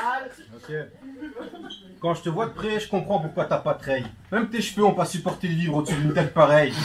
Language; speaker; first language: French; early bilingual, other home language; Turkish